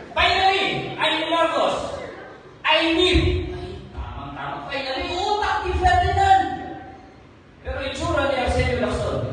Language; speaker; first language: Filipino; non-native, local second language; Hiligaynon